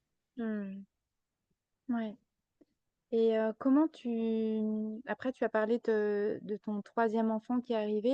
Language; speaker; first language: French; native; French